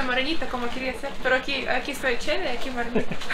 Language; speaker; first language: Spanish; non-native, learner; Ukrainian